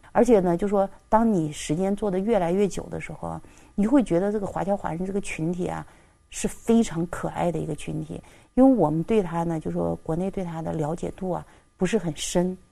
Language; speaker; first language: Chinese; native; Chinese